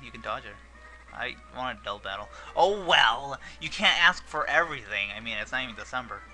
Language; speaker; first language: English; native; English